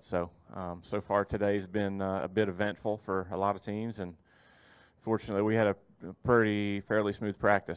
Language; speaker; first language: English; native; English